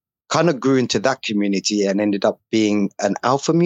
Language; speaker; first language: English; native; English